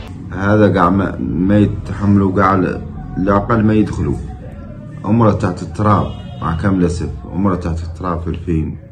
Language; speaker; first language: Arabic; native; Arabic